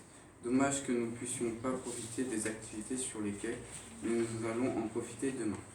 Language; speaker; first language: French; native; French